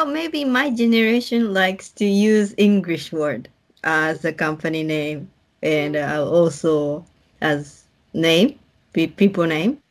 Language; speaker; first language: English; non-native, learner; Japanese